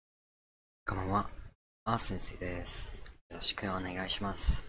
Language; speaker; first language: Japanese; non-native, learner; English